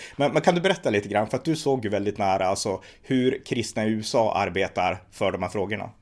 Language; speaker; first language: Swedish; native; Swedish